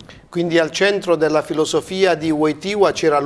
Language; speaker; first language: Italian; native; Italian